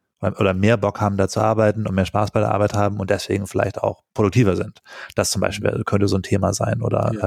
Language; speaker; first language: German; native; German